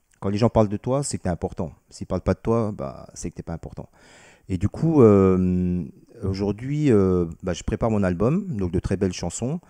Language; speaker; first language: French; early bilingual, other home language; Vietnamese